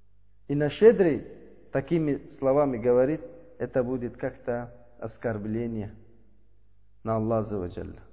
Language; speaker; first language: Russian; non-native, learner; Uzbek